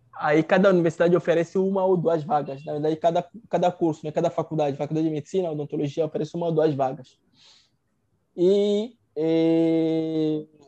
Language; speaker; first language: Portuguese; non-native, fluent; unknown